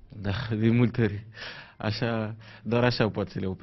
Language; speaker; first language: Romanian; non-native, learner; French